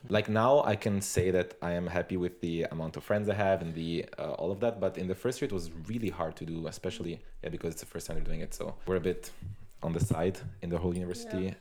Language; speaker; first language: English; non-native, fluent; Italian